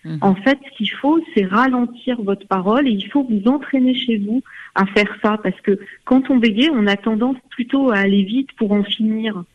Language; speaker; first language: French; native; French